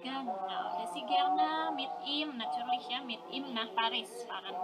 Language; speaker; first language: German; non-native, fluent; Indonesian